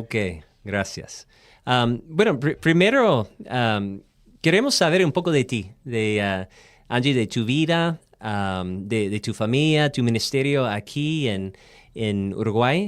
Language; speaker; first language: Spanish; non-native, fluent; English